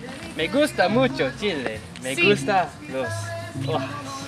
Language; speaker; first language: Spanish; non-native, learner; English